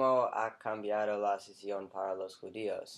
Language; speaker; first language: Spanish; non-native, learner; English